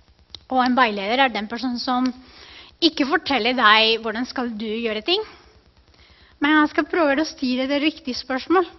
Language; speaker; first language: Norwegian; non-native, fluent; Spanish